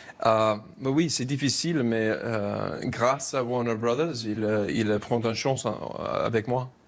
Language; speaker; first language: French; non-native, fluent; English